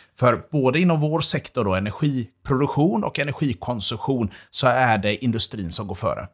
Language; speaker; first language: Swedish; native; Swedish